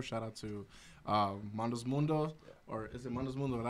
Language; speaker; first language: English; early bilingual, other home language; Spanish